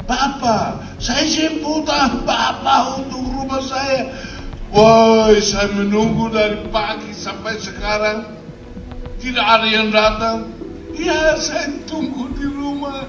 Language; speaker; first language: Indonesian; non-native, fluent; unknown